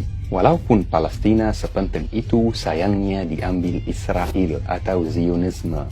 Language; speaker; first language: Indonesian; non-native, fluent; Arabic